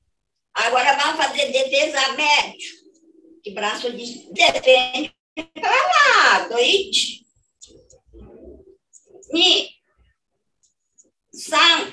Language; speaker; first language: Portuguese; non-native, fluent; Japanese